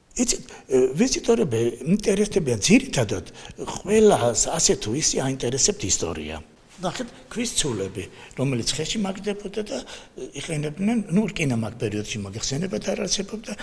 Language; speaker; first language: Georgian; native; Georgian